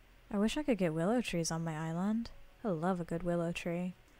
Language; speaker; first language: English; native; English